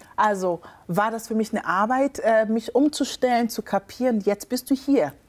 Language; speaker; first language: German; early bilingual, other home language; Akan